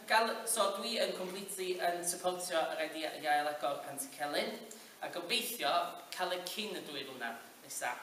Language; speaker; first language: Welsh; native; Welsh